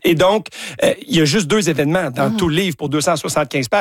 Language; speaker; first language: French; native; French